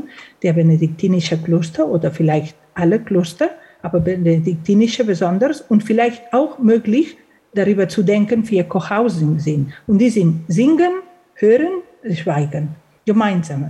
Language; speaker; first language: German; non-native, fluent; Catalan